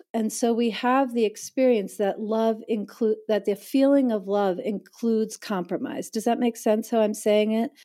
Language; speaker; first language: English; native; English